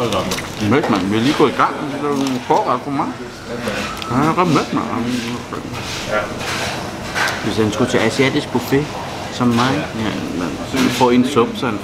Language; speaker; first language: Danish; early bilingual, other home language; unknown